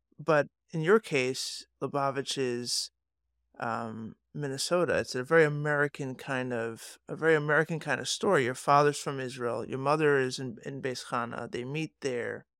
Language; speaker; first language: English; native; English